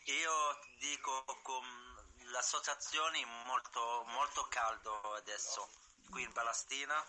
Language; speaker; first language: Italian; non-native, learner; Arabic